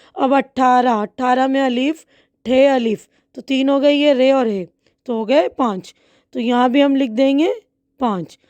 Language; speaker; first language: Hindi; native; Hindi